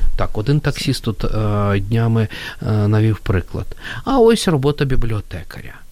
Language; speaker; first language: Ukrainian; non-native, local second language; Russian